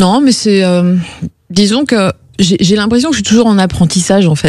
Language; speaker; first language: French; native; French